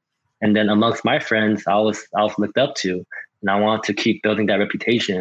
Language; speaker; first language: English; native; English